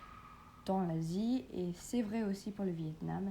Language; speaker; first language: French; non-native, learner; English